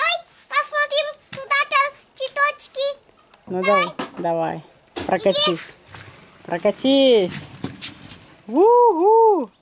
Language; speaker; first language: Russian; native; Russian